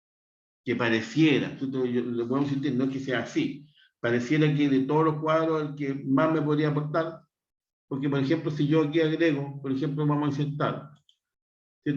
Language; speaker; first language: Spanish; native; Spanish